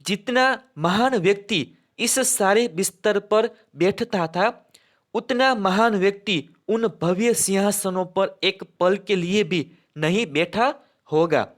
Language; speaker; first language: Hindi; non-native, local second language; Gujarati